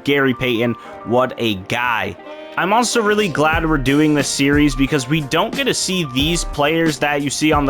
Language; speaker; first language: English; native; English